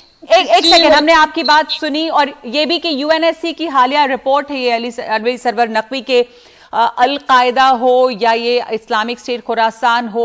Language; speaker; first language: Hindi; native; Hindi